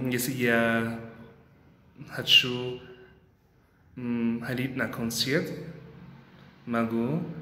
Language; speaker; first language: Russian; non-native, learner; English